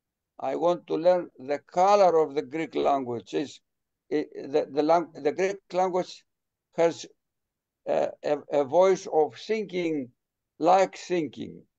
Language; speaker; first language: English; non-native, fluent; Greek